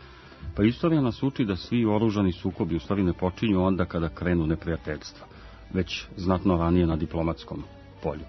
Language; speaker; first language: Croatian; native; Croatian